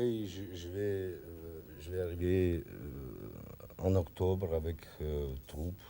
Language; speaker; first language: French; non-native, learner; Russian